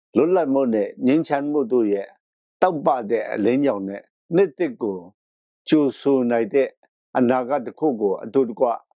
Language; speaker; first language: Burmese; non-native, local second language; Kachin